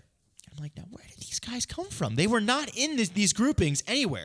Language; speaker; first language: English; native; English